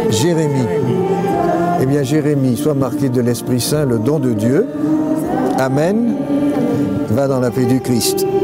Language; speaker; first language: French; native; French